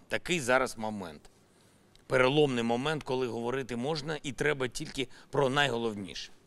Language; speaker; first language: Ukrainian; non-native, local second language; Russian